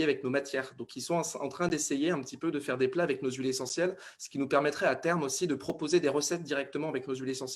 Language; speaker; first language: French; native; French